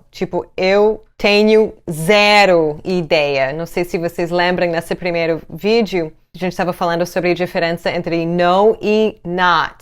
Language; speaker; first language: Portuguese; non-native, fluent; English